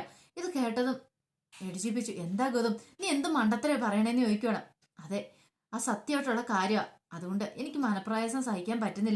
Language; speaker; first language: Malayalam; native; Malayalam